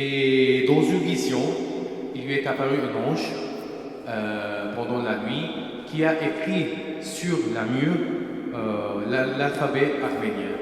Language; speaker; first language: French; non-native, fluent; Armenian